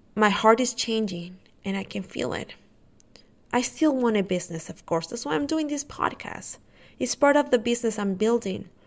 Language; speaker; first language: English; non-native, fluent; Spanish